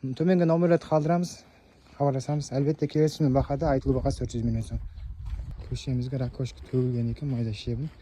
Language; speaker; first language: Uzbek; non-native, local second language; Kara-Kalpak